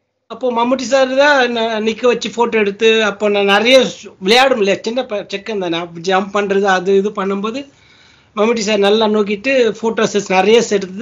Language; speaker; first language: Tamil; early bilingual, heritage; Tamil